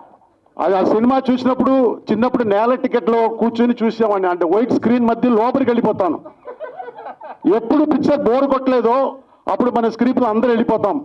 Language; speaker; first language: Telugu; native; Telugu